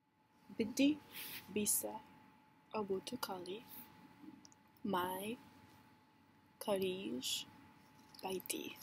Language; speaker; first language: Arabic; non-native, learner; English